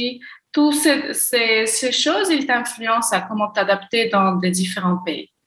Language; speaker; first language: French; non-native, local second language; Arabic